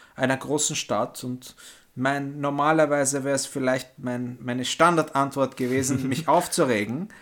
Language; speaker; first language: German; early bilingual, other home language; Turkish